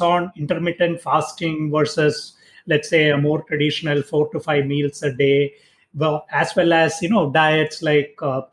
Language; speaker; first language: English; non-native, local second language; Malayalam